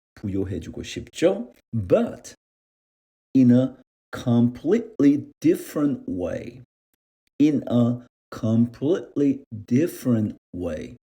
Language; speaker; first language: English; non-native, fluent; Korean